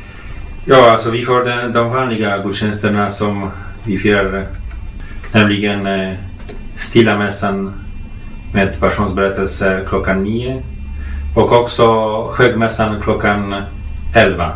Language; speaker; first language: Swedish; non-native, fluent; Polish